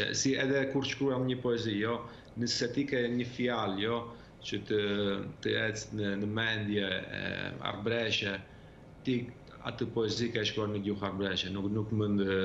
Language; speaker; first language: Albanian; early bilingual, heritage; Albanian